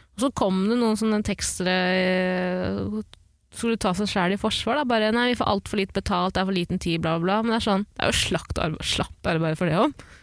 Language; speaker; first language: Norwegian; early bilingual, other home language; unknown